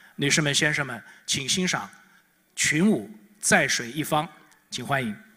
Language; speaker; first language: Chinese; native; Chinese